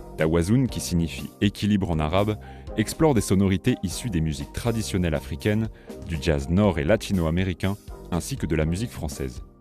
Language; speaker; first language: French; native; French